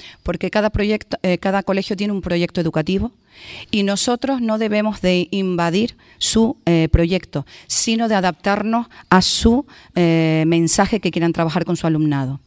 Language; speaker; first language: Spanish; native; Spanish